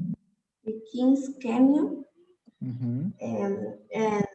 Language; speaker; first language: English; non-native, learner; Spanish